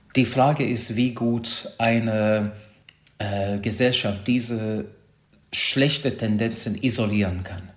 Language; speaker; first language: German; non-native, fluent; Hungarian